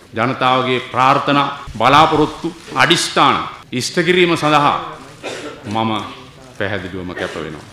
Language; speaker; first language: Sinhala; native; Sinhala